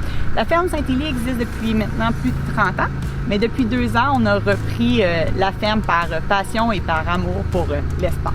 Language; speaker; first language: French; native; French